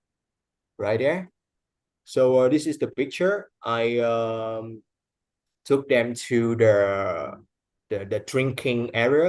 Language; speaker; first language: English; non-native, fluent; Vietnamese